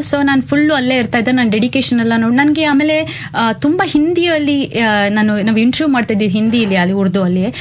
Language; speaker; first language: Kannada; native; Kannada